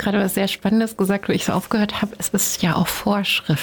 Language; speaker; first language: German; native; German